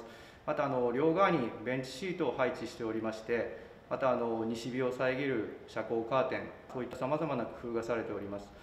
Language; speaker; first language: Japanese; native; Japanese